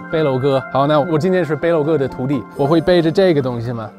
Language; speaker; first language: Chinese; non-native, fluent; English